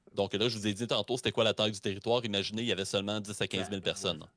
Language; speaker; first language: French; native; French